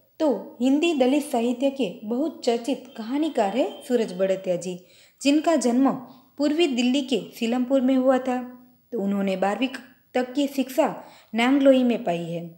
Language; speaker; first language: Hindi; non-native, local second language; Gujarati